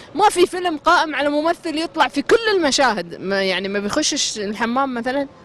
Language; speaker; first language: Arabic; native; Arabic